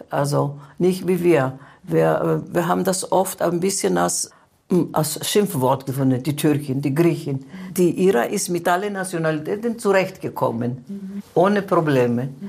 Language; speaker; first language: German; non-native, fluent; Greek